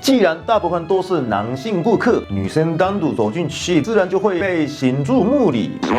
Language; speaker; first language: Chinese; non-native, fluent; Japanese